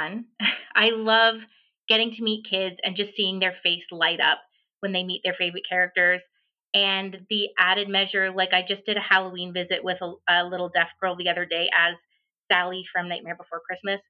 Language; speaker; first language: English; native; English